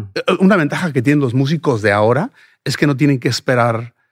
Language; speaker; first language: Spanish; native; Spanish